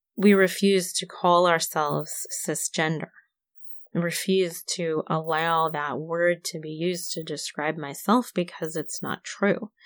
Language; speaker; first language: English; native; English